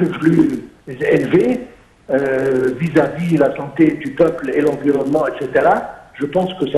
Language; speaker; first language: French; non-native, fluent; Arabic